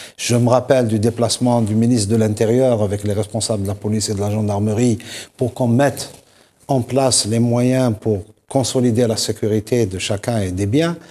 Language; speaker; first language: French; non-native, local second language; Kabyle